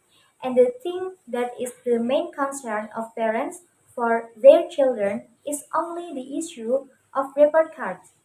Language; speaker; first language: English; non-native, learner; Indonesian